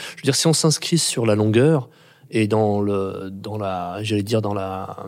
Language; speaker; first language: French; native; French